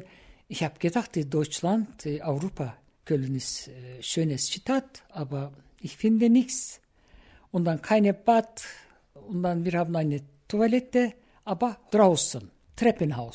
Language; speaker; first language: German; non-native, learner; Turkish